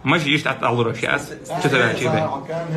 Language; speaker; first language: Russian; native; Russian